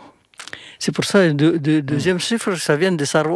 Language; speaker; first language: French; non-native, fluent; Indonesian